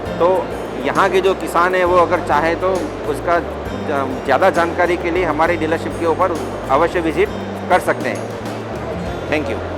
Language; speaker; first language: Hindi; native; Hindi